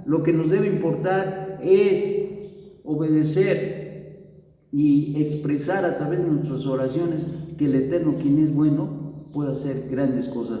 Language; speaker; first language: Spanish; native; Spanish